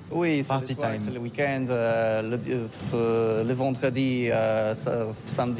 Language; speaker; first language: French; non-native, learner; Polish